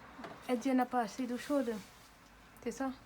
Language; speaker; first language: French; native; French